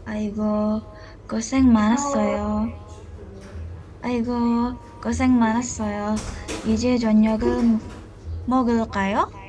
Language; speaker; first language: Korean; non-native, learner; Indonesian